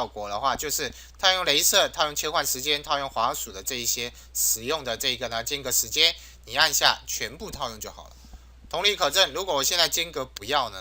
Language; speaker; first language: Chinese; native; Chinese